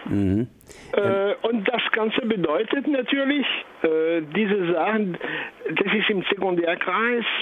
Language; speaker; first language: German; non-native, fluent; French